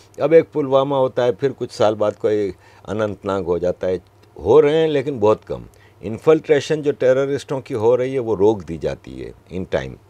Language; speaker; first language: Urdu; native; Urdu